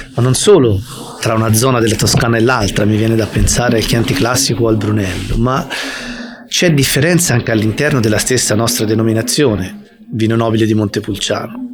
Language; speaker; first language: Italian; native; Italian